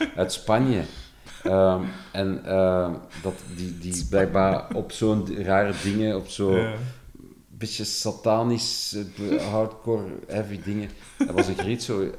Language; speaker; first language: Dutch; native; Dutch